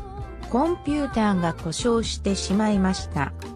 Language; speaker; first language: Japanese; non-native, learner; English